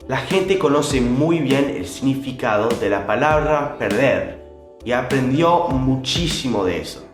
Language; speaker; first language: Spanish; non-native, fluent; English